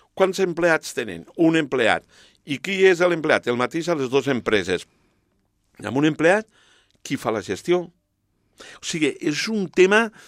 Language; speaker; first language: Catalan; non-native, local second language; Spanish